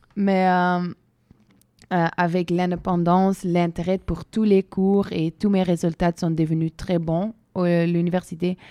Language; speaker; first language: French; non-native, local second language; Dutch